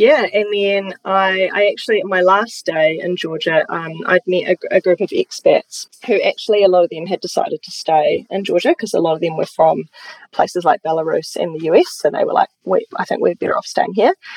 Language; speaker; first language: English; native; English